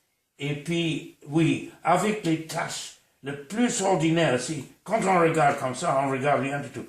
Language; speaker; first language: French; non-native, fluent; English